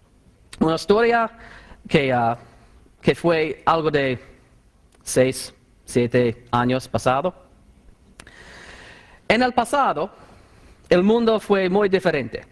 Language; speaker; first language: Spanish; non-native, learner; English